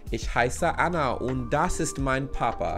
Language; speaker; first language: German; non-native, learner; English